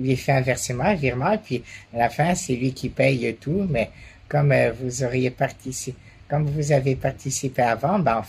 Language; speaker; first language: French; native; French